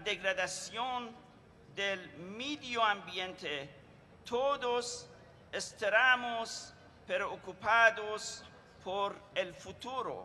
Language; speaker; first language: Spanish; non-native, fluent; Persian